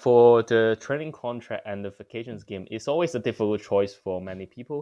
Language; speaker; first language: English; non-native, local second language; Cantonese